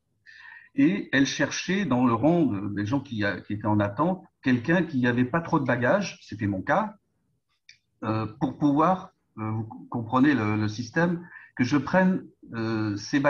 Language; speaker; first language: French; native; French